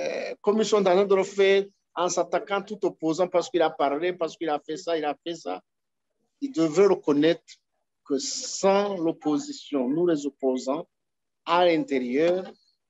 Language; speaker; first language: French; non-native, local second language; Rundi